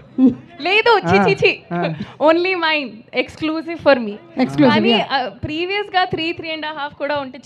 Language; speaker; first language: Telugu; non-native, learner; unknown